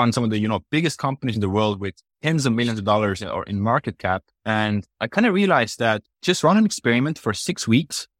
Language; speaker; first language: English; non-native, fluent; Estonian